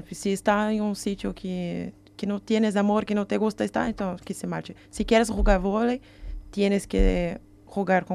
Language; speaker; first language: Spanish; non-native, learner; Portuguese